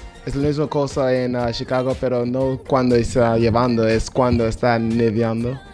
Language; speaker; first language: Spanish; non-native, learner; English